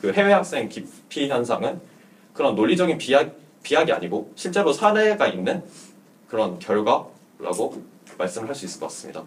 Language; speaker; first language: Korean; native; Korean